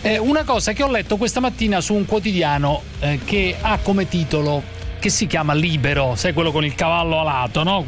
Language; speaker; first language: Italian; native; Italian